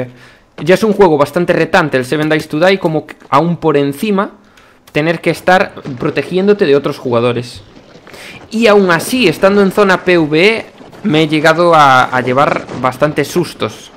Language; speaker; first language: Spanish; native; Spanish